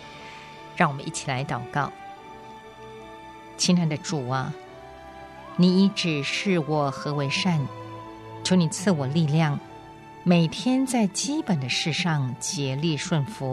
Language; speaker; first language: Chinese; native; Chinese